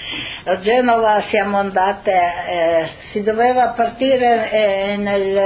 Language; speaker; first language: Italian; non-native, local second language; Slovenian